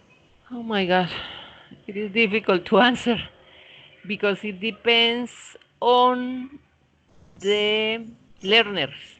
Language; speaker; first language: English; non-native, fluent; Spanish